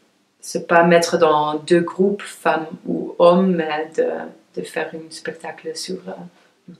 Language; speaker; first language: French; non-native, fluent; Dutch